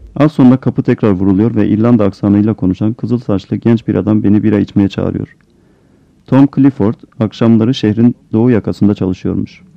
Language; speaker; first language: Turkish; native; Turkish